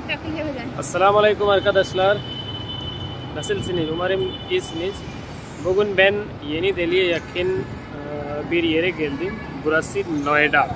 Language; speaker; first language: Turkish; non-native, fluent; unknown